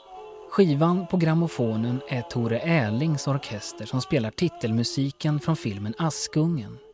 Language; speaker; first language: Swedish; native; Swedish